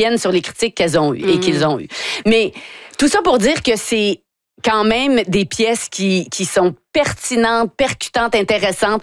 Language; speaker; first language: French; native; French